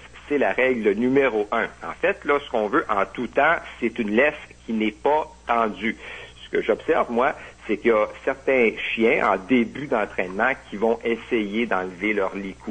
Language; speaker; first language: French; native; French